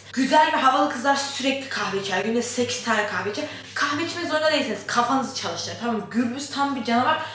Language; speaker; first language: Turkish; native; Turkish